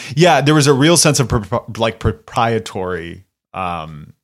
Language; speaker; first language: English; native; English